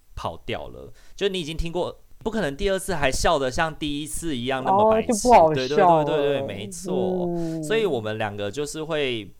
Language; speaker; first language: Chinese; non-native, local second language; Min Nan Chinese